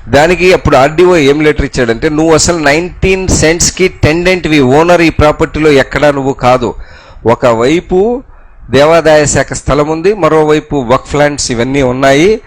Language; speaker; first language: Telugu; non-native, local second language; Urdu